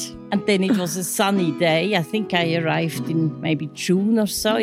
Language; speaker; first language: English; non-native, fluent; Swiss German